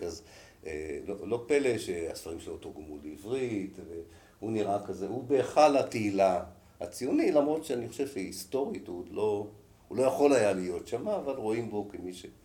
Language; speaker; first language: Hebrew; native; Hebrew